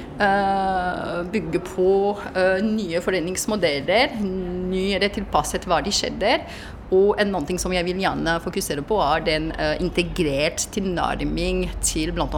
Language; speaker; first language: Norwegian; non-native, fluent; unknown